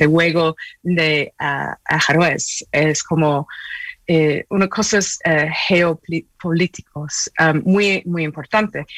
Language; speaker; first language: Spanish; non-native, fluent; English